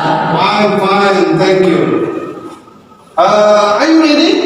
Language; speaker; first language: English; non-native, learner; Indonesian